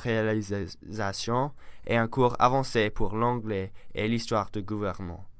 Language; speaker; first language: French; non-native, learner; English